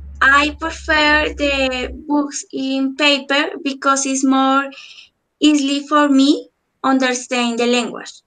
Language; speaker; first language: English; non-native, learner; Spanish